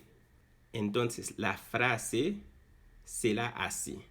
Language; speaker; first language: Spanish; non-native, fluent; Haitian Creole